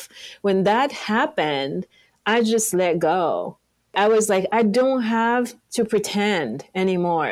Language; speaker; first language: English; non-native, local second language; French